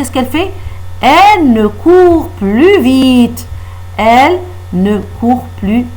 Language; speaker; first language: French; non-native, local second language; Arabic